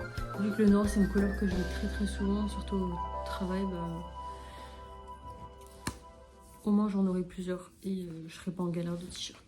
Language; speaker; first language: French; native; French